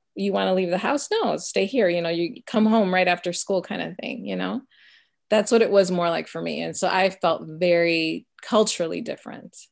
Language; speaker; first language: English; early bilingual, other home language; Spanish